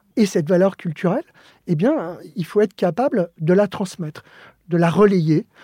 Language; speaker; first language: French; early bilingual, other home language; Spanish